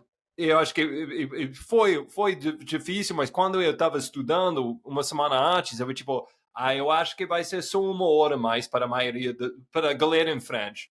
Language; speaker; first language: Portuguese; non-native, fluent; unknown